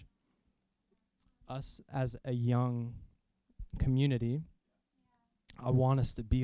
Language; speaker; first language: English; native; English